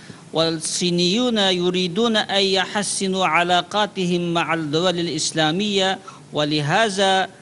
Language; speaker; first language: Arabic; non-native, learner; Uyghur